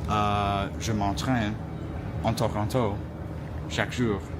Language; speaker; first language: French; non-native, learner; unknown